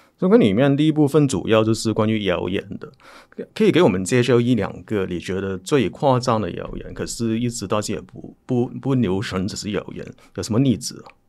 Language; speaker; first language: Chinese; non-native, local second language; Cantonese